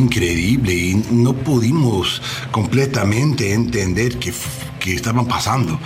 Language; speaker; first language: Spanish; non-native, learner; English